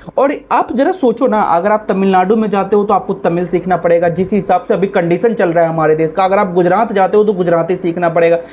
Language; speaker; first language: Hindi; native; Hindi